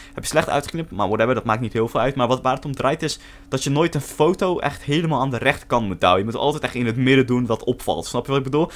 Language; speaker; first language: Dutch; early bilingual, other home language; Turkish